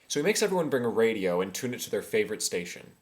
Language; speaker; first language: English; native; English